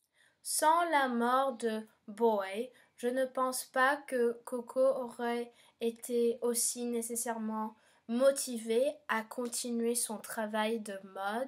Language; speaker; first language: French; non-native, learner; English